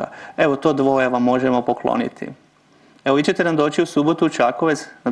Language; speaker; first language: Croatian; native; Croatian